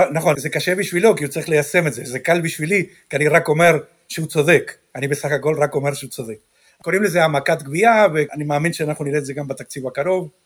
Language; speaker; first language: Hebrew; non-native, fluent; Spanish